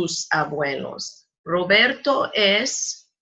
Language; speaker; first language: Spanish; non-native, fluent; English